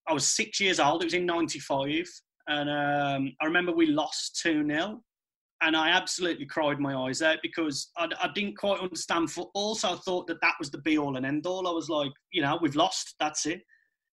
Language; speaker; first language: English; native; English